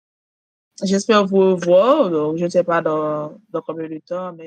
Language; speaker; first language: French; non-native, local second language; Haitian Creole